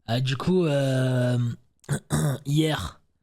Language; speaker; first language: French; native; French